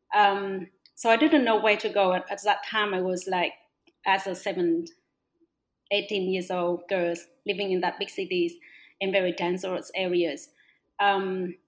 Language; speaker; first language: English; non-native, fluent; Vietnamese